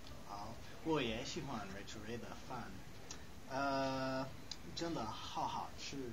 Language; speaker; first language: Chinese; non-native, learner; English